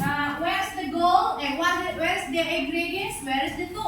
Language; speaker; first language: English; non-native, learner; Indonesian